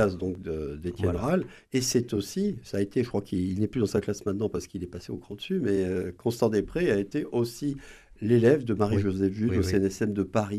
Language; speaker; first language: French; native; French